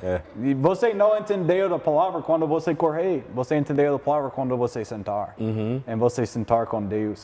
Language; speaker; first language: Portuguese; non-native, learner; English